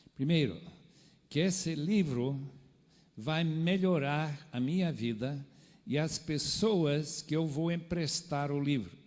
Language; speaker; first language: Portuguese; non-native, fluent; English